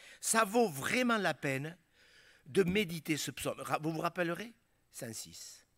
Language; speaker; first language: French; native; French